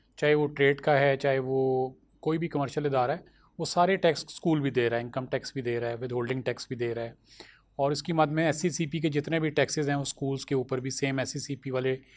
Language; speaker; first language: Urdu; non-native, local second language; Punjabi